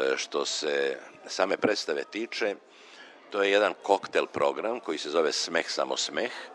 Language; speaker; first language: Serbian; non-native, local second language; Macedonian